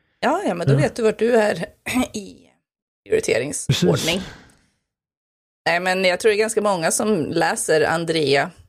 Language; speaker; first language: Swedish; native; Swedish